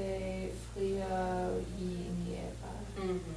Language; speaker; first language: Spanish; non-native, learner; English